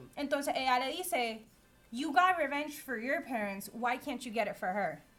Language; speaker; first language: English; non-native, local second language; Spanish